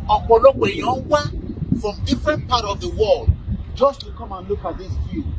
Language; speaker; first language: English; non-native, local second language; Yoruba